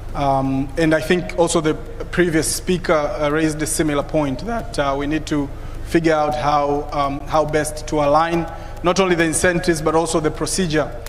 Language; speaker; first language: English; non-native, local second language; Swahili